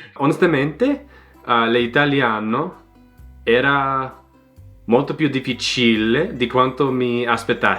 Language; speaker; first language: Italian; non-native, learner; English